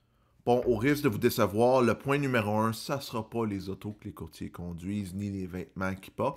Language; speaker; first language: French; native; French